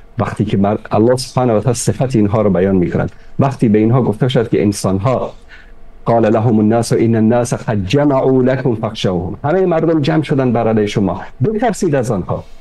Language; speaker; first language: Persian; native; Persian